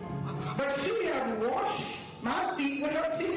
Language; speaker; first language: English; native; English